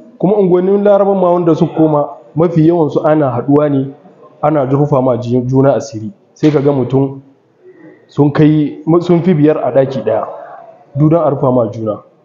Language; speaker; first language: Hausa; early bilingual, heritage; Hausa